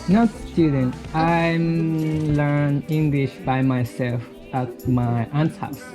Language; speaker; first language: English; non-native, learner; Japanese